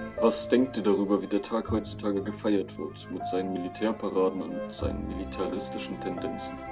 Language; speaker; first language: German; native; German